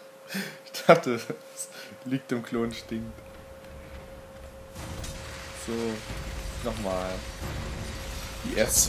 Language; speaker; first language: German; native; German